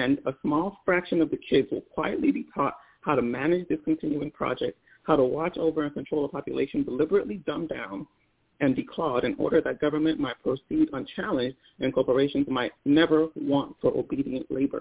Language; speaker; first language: English; non-native, local second language; Igbo